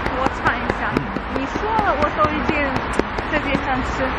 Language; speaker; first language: Chinese; non-native, learner; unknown